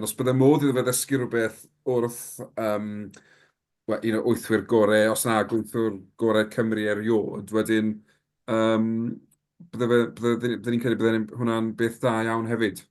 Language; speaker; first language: Welsh; native; Welsh